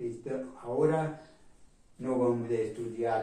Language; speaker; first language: Spanish; non-native, fluent; Portuguese